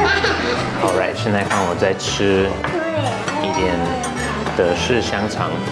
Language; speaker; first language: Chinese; non-native, fluent; English